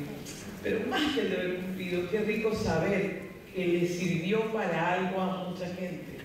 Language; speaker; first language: Spanish; native; Spanish